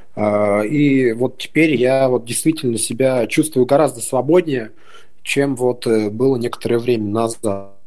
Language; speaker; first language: Russian; native; Russian